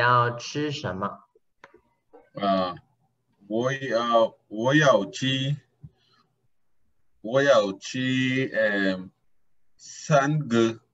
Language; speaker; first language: Chinese; non-native, learner; Spanish